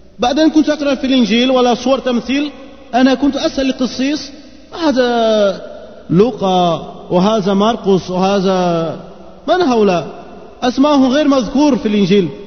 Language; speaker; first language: Arabic; non-native, fluent; Portuguese